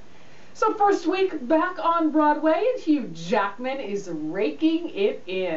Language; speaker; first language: English; native; English